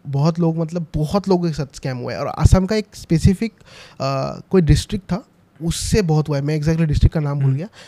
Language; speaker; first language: Hindi; non-native, local second language; Assamese